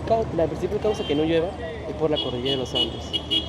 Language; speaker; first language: Spanish; native; Spanish